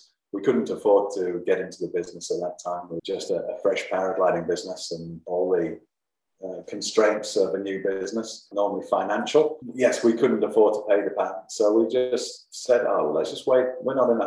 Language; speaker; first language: English; native; English